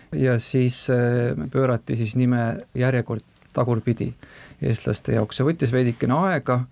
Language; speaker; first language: Estonian; native; Estonian